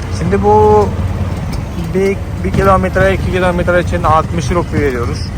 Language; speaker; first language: Turkish; non-native, fluent; Malayalam